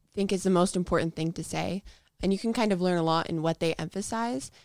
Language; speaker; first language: English; native; English